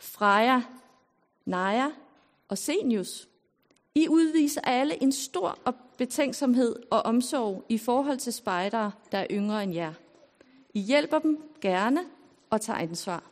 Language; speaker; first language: Danish; native; Danish